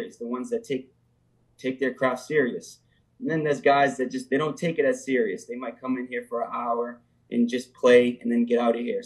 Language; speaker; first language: English; native; English